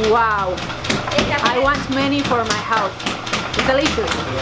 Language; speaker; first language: English; non-native, learner; Spanish